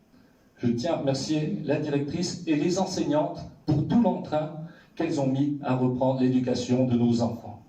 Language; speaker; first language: French; native; French